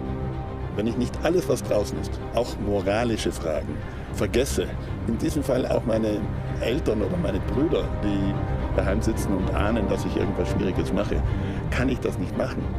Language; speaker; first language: German; native; German